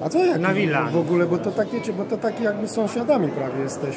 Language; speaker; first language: Polish; native; Polish